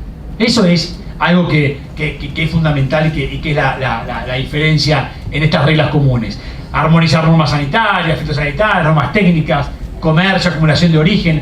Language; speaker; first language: Spanish; native; Spanish